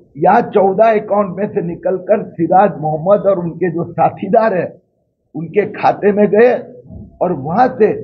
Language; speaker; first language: Hindi; non-native, local second language; Marathi